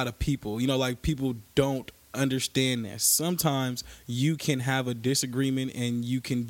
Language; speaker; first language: English; native; English